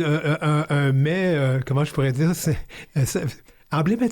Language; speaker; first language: French; native; French